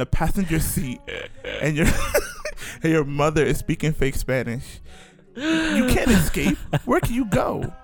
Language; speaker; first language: English; native; English